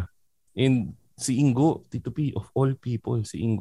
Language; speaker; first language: English; non-native, local second language; Filipino